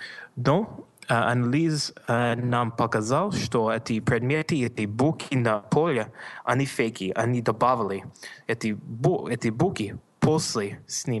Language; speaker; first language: Russian; non-native, learner; English